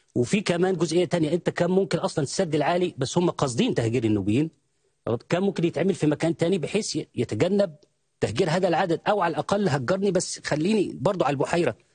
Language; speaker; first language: Arabic; native; Arabic